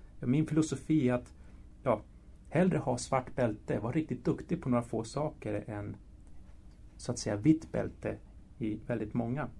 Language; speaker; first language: Swedish; early bilingual, other home language; Spanish